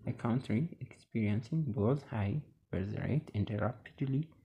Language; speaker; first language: English; non-native, local second language; Amharic